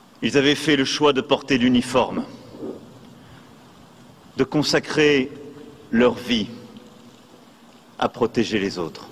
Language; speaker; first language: French; native; French